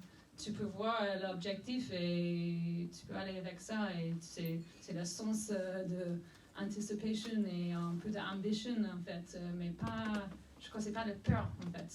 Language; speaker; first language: French; non-native, fluent; English